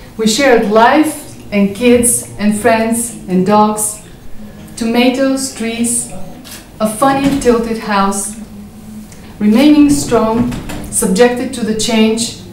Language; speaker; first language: English; non-native, fluent; Bulgarian